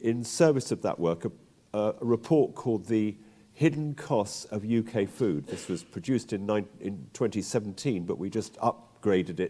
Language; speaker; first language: English; native; English